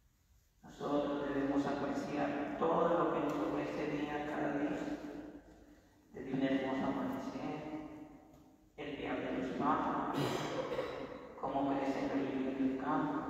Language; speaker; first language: Spanish; native; Spanish